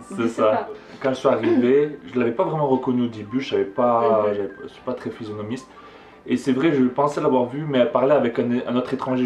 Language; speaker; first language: French; native; French